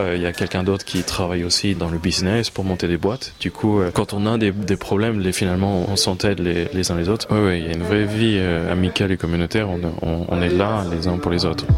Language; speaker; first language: French; native; French